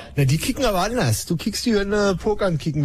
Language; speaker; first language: German; native; German